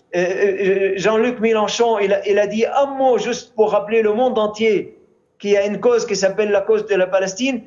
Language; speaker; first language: French; non-native, fluent; Arabic